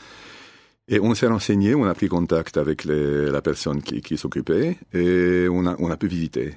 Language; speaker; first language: French; non-native, fluent; Romanian